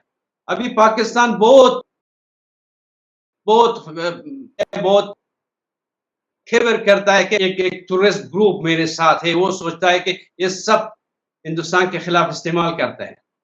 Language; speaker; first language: Hindi; non-native, fluent; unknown